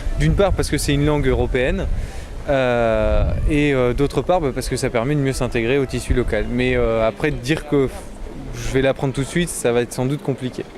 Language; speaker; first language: French; native; French